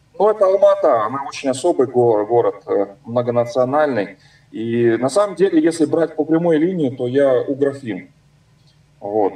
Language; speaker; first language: Russian; native; Russian